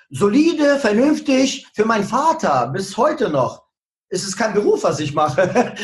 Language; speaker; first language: German; early bilingual, other home language; Russian